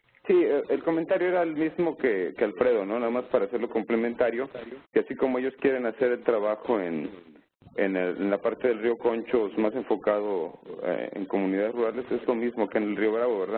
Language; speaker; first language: Spanish; native; Spanish